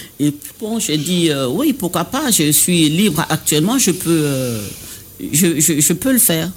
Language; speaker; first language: French; non-native, local second language; Baoulé